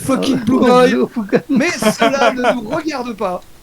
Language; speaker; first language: French; native; French